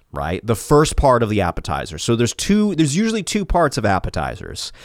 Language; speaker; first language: English; early bilingual, other home language; Italian